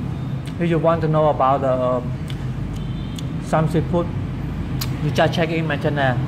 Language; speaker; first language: English; non-native, learner; Khmer